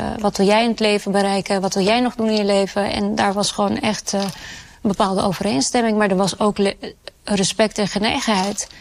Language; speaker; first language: Dutch; early bilingual, other home language; Urdu